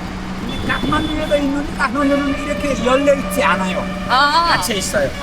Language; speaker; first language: Korean; non-native, fluent; Nepali